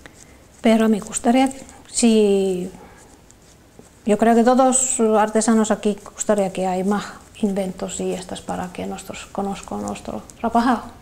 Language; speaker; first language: Spanish; non-native, learner; Finnish